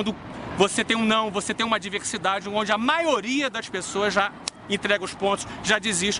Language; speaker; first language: Portuguese; native; Portuguese